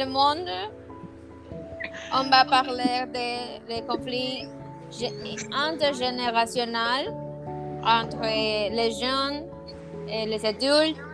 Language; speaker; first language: French; non-native, learner; Spanish